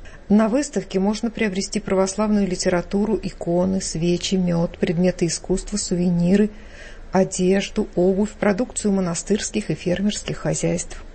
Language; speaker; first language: Russian; native; Russian